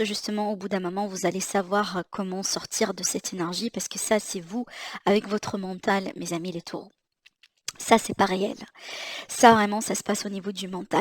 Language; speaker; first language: French; native; French